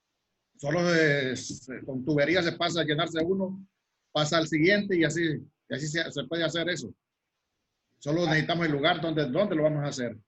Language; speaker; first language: Spanish; native; Spanish